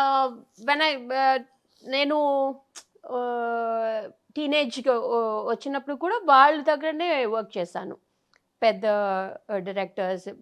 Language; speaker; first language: Telugu; non-native, fluent; Tamil